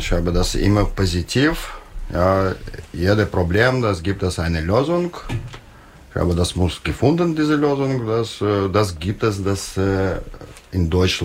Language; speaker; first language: German; non-native, learner; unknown